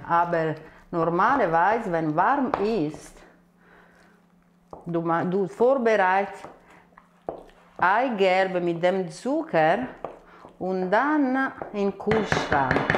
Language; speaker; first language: German; non-native, fluent; Italian